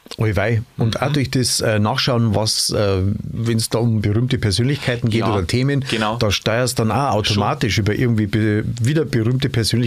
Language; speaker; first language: German; native; German